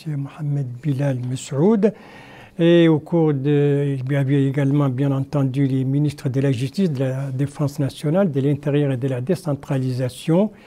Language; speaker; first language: French; non-native, local second language; Arabic